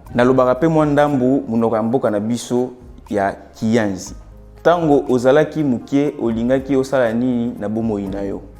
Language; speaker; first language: Lingala; non-native, local second language; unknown